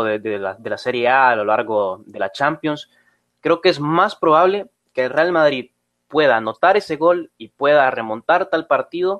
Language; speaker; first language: Spanish; native; Spanish